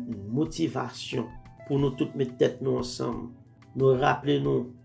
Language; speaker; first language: French; non-native, local second language; Haitian Creole